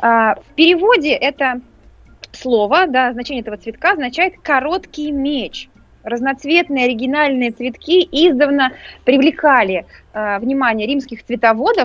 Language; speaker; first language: Russian; native; Russian